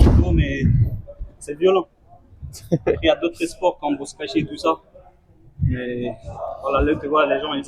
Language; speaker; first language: French; non-native, fluent; Persian